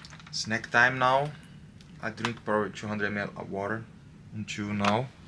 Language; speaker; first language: English; non-native, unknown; Portuguese